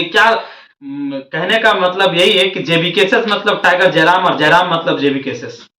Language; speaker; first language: Hindi; native; Hindi